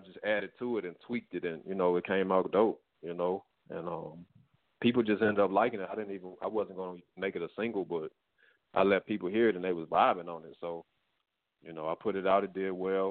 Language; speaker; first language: English; native; English